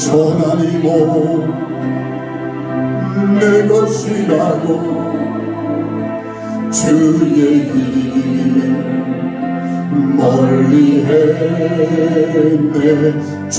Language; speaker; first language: Korean; native; Korean